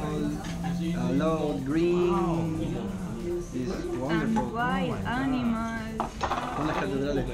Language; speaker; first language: English; non-native, learner; Spanish